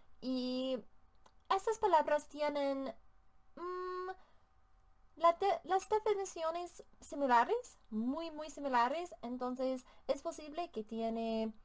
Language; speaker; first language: Spanish; non-native, learner; English